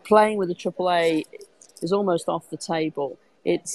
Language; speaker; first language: English; native; English